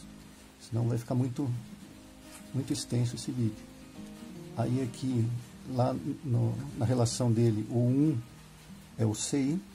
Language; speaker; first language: Portuguese; native; Portuguese